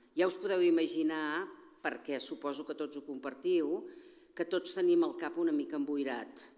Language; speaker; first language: Catalan; native; Catalan